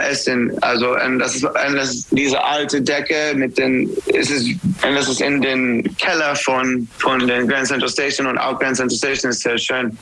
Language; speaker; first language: German; non-native, fluent; English